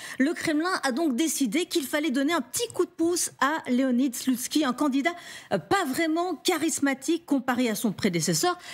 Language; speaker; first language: French; native; French